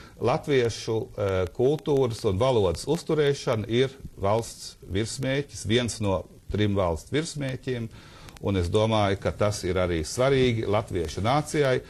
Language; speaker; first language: Latvian; native; Latvian